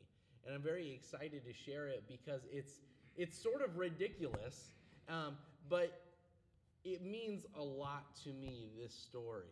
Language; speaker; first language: English; native; English